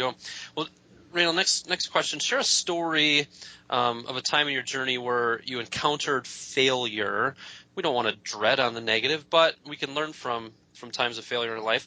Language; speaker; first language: English; native; English